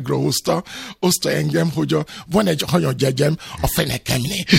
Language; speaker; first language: Hungarian; non-native, learner; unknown